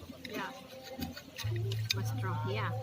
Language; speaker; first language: English; non-native, learner; Thai